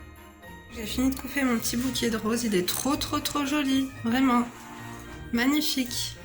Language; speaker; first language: French; native; French